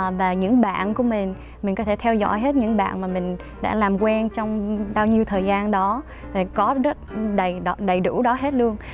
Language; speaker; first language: Vietnamese; early bilingual, heritage; Vietnamese